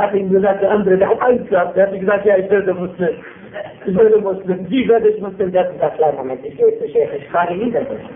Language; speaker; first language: German; non-native, fluent; Arabic